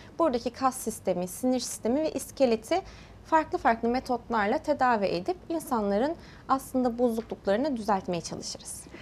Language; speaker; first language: Turkish; early bilingual, heritage; Turkish